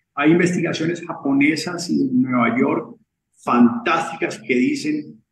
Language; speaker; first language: Spanish; native; Spanish